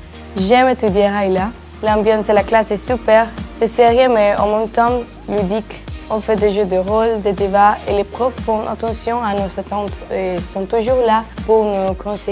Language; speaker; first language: French; non-native, fluent; Spanish